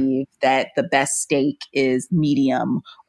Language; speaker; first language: English; native; English